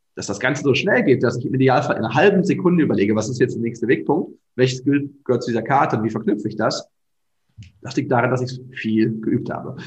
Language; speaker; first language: German; native; German